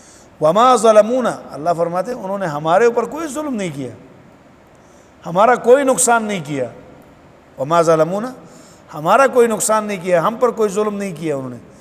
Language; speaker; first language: Urdu; native; Urdu